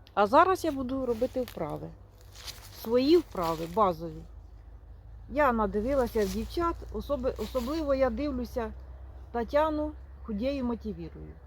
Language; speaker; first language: Ukrainian; non-native, local second language; Russian